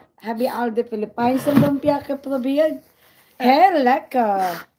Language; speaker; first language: Dutch; non-native, fluent; Filipino